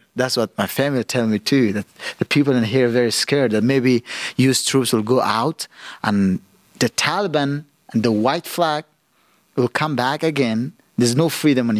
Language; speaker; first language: English; non-native, fluent; Persian